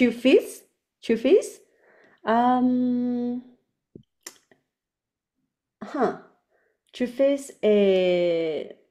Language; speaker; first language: French; non-native, learner; Chinese